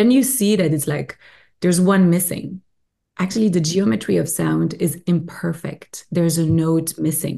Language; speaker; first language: English; non-native, fluent; French